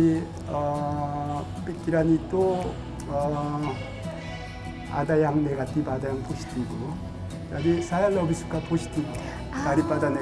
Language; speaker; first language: Indonesian; non-native, learner; Korean